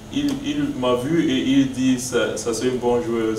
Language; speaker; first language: French; non-native, learner; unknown